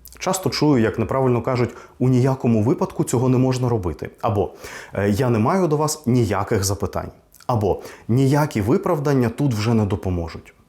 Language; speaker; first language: Ukrainian; non-native, local second language; Russian